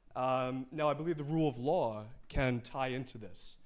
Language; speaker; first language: English; native; English